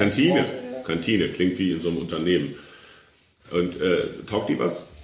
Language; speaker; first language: German; native; German